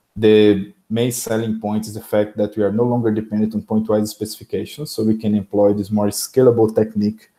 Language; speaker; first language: English; non-native, fluent; Portuguese